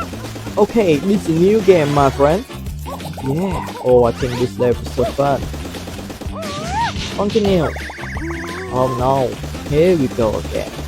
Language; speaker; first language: English; non-native, learner; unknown